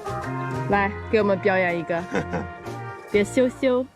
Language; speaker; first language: Chinese; native; Chinese